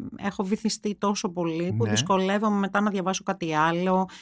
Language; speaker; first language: Greek; non-native, fluent; German